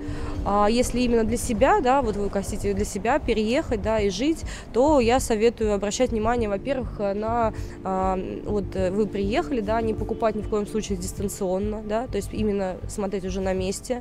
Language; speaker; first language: Russian; native; Russian